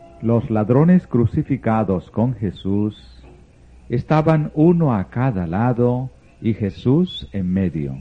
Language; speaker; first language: Spanish; native; Spanish